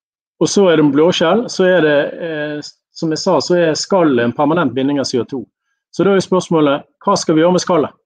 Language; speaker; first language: Norwegian; native; Norwegian